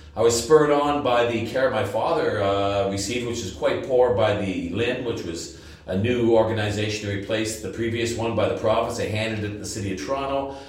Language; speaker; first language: English; native; English